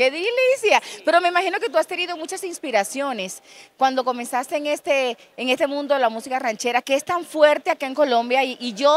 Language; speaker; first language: Spanish; native; Spanish